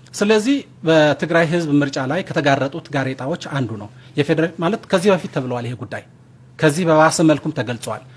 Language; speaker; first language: Amharic; non-native, local second language; Tigrinya